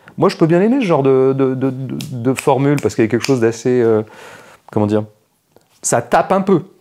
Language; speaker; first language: French; native; French